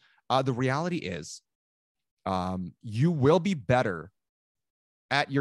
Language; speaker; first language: English; native; English